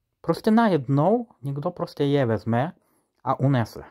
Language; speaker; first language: Czech; non-native, fluent; Ukrainian